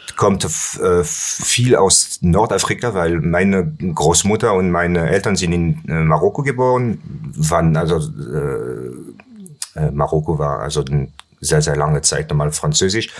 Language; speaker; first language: German; non-native, learner; French